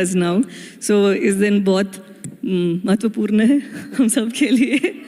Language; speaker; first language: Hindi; non-native, local second language; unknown